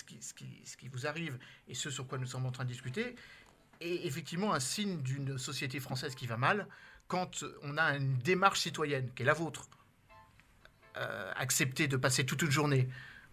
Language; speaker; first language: French; native; French